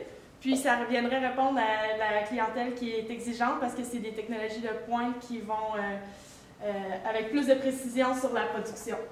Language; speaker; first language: French; native; French